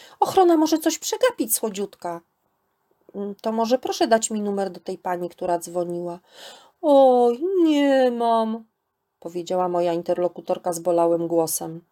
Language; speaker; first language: Polish; native; Polish